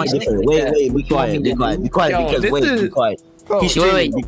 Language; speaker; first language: English; native; English